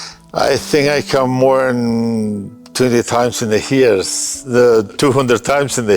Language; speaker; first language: English; non-native, learner; Albanian